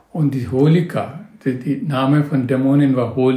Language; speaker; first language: German; non-native, learner; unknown